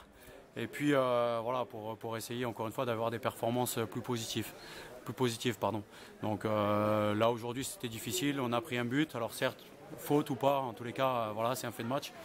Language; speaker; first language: French; native; French